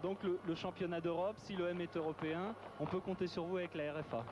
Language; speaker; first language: French; native; French